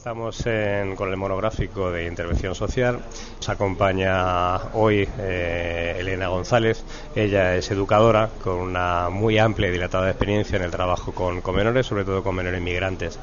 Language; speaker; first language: Spanish; native; Spanish